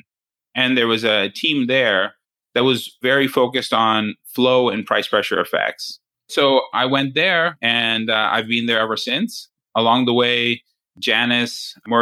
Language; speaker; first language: English; native; English